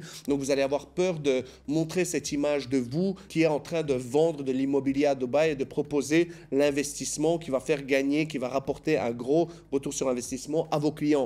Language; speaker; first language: French; native; French